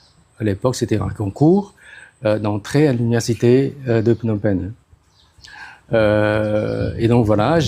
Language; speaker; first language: French; non-native, fluent; Khmer